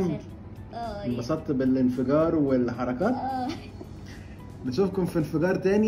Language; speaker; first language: Arabic; native; Arabic